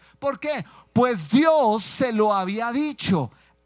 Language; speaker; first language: Spanish; native; Spanish